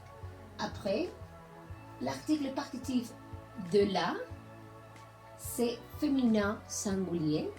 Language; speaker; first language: French; non-native, learner; Spanish